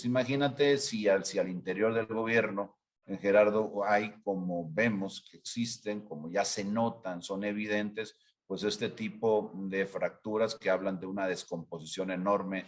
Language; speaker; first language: Spanish; native; Spanish